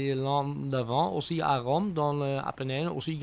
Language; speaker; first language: French; non-native, local second language; Dutch